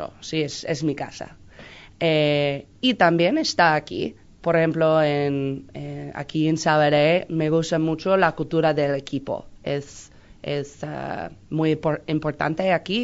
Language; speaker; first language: Spanish; non-native, learner; English